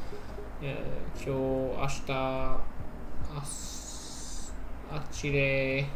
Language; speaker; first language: Japanese; non-native, learner; English